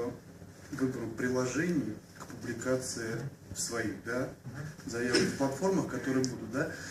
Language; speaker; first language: Russian; native; Russian